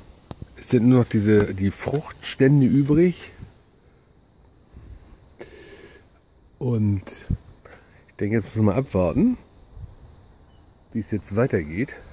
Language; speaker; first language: German; native; German